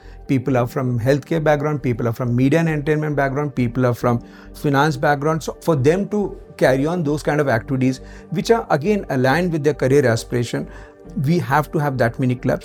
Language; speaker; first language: English; non-native, local second language; Marathi